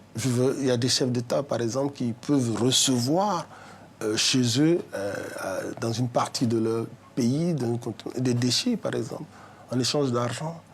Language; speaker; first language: French; native; French